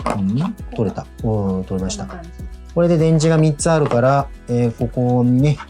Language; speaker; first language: Japanese; native; Japanese